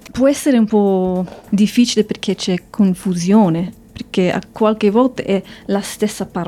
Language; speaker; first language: Italian; non-native, fluent; English